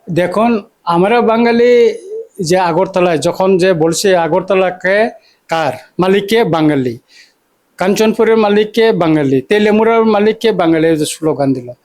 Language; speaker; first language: Bangla; native; Bangla